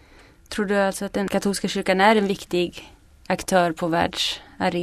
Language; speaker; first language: Swedish; native; Swedish